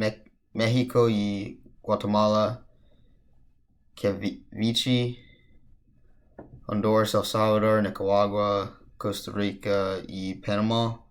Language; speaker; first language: Spanish; non-native, learner; English